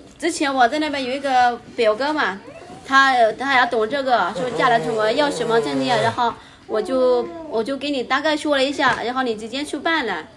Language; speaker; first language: Chinese; non-native, fluent; Lao